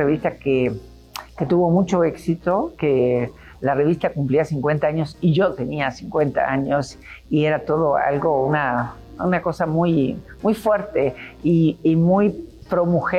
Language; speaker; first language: Spanish; native; Spanish